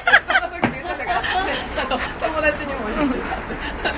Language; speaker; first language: Japanese; native; Japanese